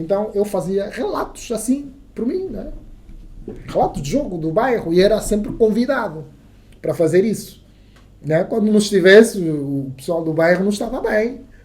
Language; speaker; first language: Portuguese; non-native, local second language; Kongo